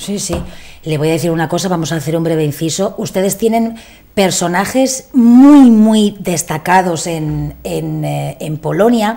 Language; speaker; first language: Spanish; native; Spanish